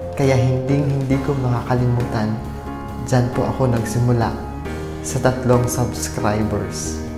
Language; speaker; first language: Filipino; non-native, local second language; Waray